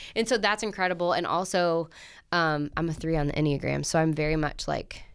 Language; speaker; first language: English; native; English